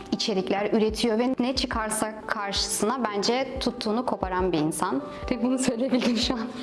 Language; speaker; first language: Turkish; non-native, fluent; Russian